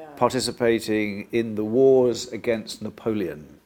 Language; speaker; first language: English; native; English